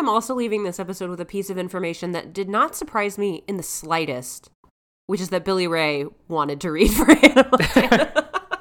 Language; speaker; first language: English; native; English